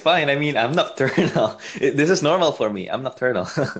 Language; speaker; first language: English; non-native, local second language; Filipino